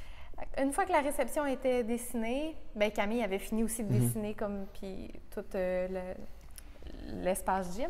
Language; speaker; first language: French; native; French